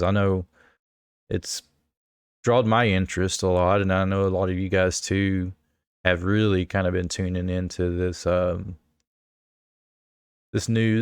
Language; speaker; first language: English; native; English